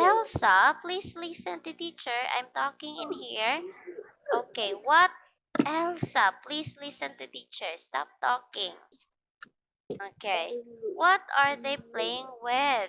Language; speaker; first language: English; non-native, fluent; Filipino